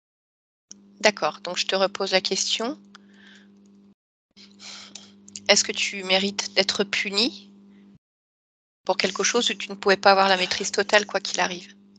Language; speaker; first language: French; native; French